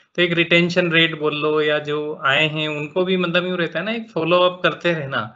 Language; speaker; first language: Hindi; native; Hindi